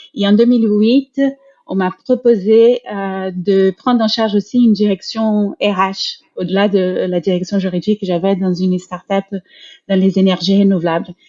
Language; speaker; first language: French; non-native, fluent; Portuguese